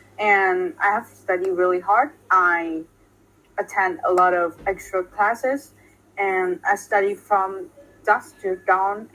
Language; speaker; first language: English; non-native, fluent; Vietnamese